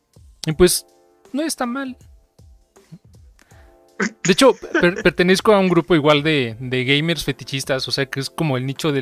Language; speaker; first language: Spanish; native; Spanish